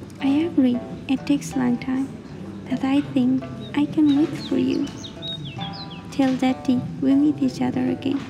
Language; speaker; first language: English; non-native, learner; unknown